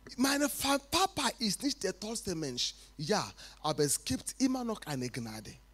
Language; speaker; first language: German; non-native, fluent; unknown